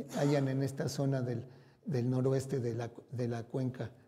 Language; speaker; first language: Spanish; native; Spanish